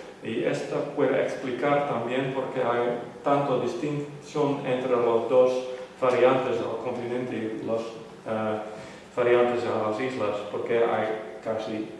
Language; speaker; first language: Spanish; non-native, learner; Western Frisian